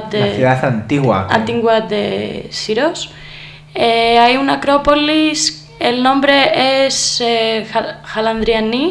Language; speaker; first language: Spanish; non-native, learner; Greek